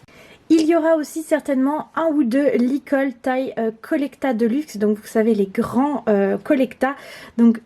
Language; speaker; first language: French; native; French